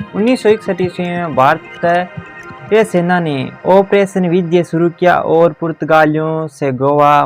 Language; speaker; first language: Hindi; native; Hindi